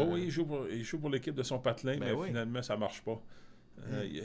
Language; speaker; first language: French; native; French